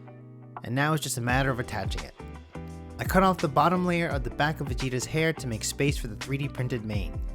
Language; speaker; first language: English; native; English